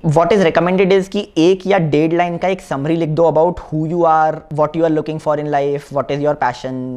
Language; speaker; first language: Hindi; native; Hindi